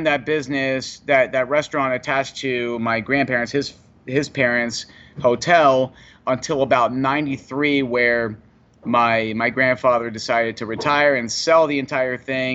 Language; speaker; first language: English; native; English